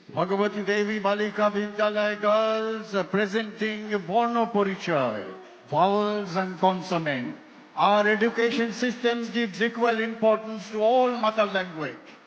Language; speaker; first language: English; non-native, local second language; Bangla